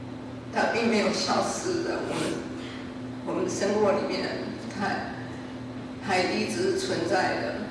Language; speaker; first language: Chinese; early bilingual, heritage; Chinese